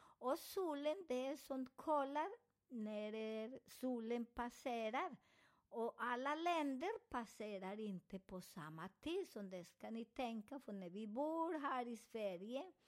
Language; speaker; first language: Swedish; non-native, fluent; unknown